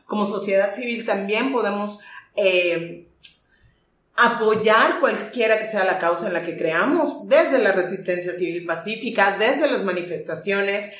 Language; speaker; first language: Spanish; native; Spanish